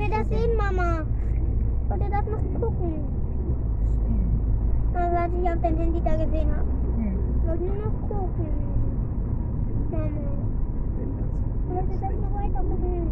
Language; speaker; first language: German; native; German